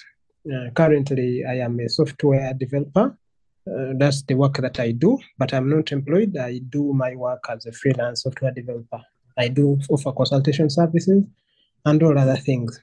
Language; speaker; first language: English; non-native, local second language; Ganda